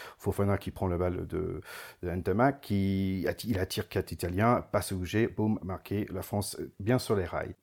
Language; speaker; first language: French; non-native, fluent; English